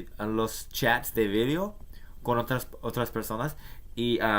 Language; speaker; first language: Spanish; non-native, learner; English